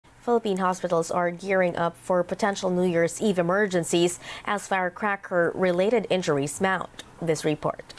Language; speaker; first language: English; non-native, local second language; Filipino